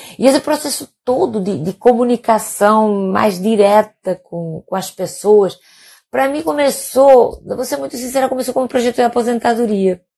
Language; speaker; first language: Portuguese; non-native, fluent; Spanish